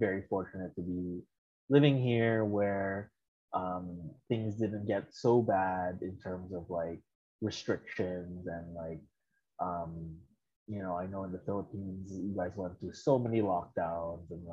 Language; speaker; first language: English; early bilingual, other home language; Filipino